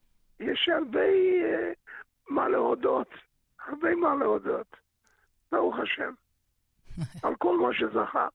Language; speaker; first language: Hebrew; early bilingual, other home language; Yiddish